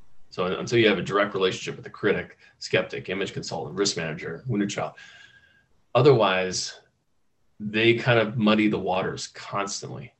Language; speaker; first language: English; native; English